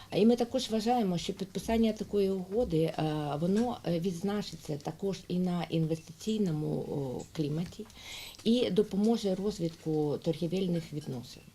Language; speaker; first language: Ukrainian; native; Ukrainian